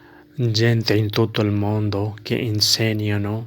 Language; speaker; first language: Italian; non-native, learner; Urdu